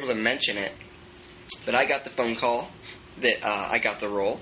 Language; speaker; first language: English; native; English